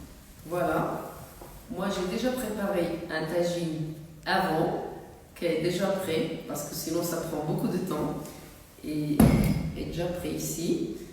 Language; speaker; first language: French; non-native, local second language; Arabic